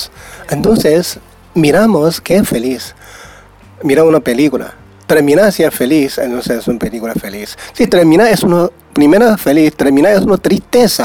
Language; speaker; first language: Spanish; non-native, learner; Chinese